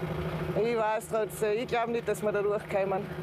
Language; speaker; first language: German; native; German